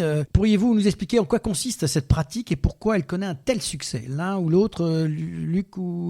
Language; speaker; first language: French; native; French